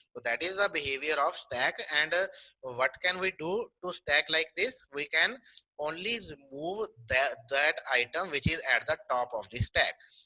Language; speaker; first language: English; non-native, local second language; Punjabi